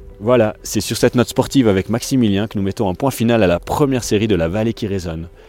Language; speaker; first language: French; native; French